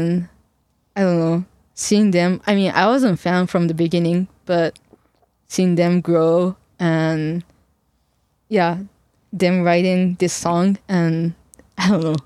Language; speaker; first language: English; non-native, fluent; Japanese